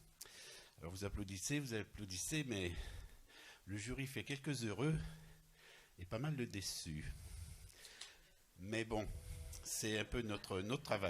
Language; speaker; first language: French; native; French